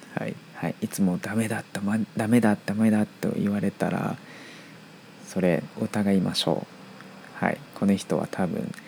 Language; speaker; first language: Japanese; non-native, fluent; Chinese